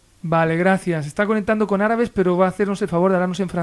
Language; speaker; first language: Spanish; native; Spanish